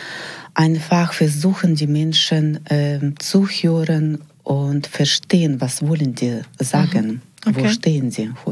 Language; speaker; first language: German; non-native, fluent; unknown